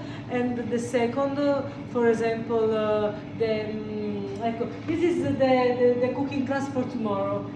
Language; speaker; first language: English; non-native, learner; Italian